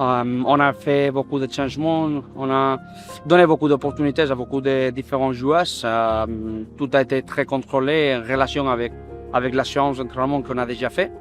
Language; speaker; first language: French; non-native, fluent; Spanish